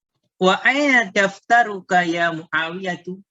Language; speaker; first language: Arabic; non-native, fluent; Indonesian